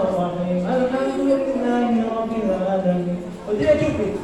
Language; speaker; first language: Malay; non-native, learner; Arabic